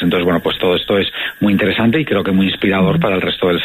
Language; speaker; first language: Spanish; native; Spanish